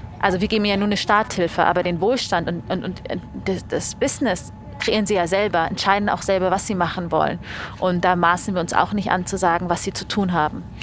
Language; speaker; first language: German; early bilingual, other home language; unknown